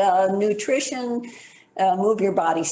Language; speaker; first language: English; native; English